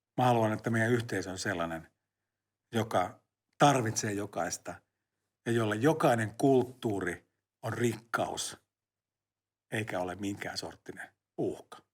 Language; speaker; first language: Finnish; native; Finnish